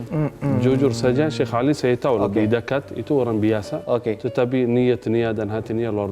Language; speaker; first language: Indonesian; non-native, fluent; Arabic